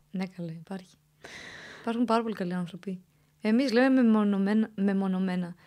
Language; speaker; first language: Greek; early bilingual, other home language; Romanian